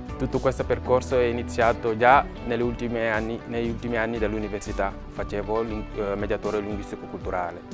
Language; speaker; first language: Italian; non-native, fluent; Wolof